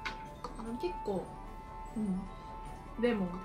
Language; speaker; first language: Japanese; native; Japanese